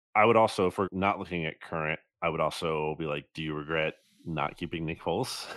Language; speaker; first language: English; native; English